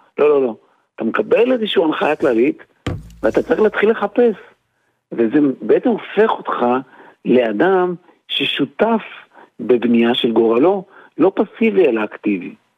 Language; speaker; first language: Hebrew; native; Hebrew